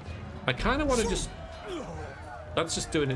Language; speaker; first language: English; native; English